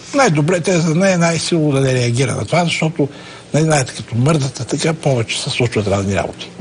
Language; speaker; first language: Bulgarian; native; Bulgarian